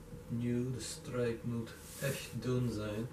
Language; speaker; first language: Dutch; non-native, fluent; English